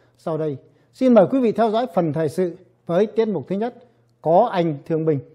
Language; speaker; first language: Vietnamese; native; Vietnamese